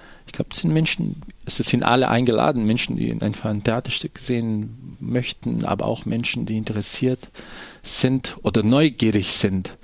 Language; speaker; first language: German; non-native, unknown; Portuguese